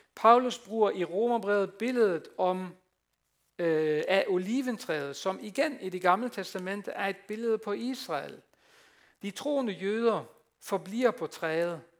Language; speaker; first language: Danish; non-native, fluent; Dutch